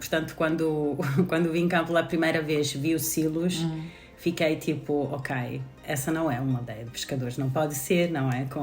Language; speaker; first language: Portuguese; non-native, fluent; Italian